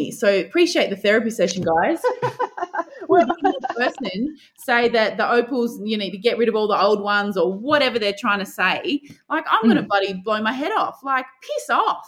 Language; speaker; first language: English; native; English